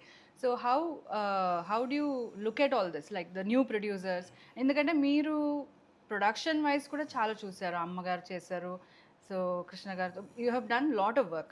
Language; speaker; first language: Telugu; non-native, fluent; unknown